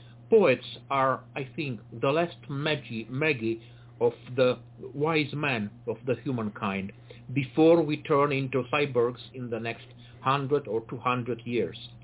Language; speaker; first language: English; non-native, fluent; Romanian